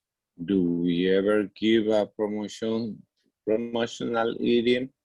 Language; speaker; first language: English; non-native, learner; Spanish